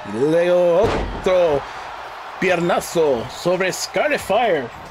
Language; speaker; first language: Spanish; non-native, learner; English